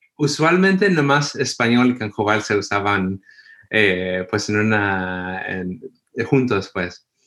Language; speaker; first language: Spanish; early bilingual, heritage; Spanish